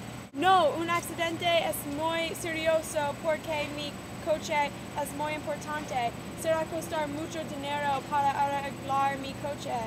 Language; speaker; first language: Spanish; non-native, learner; English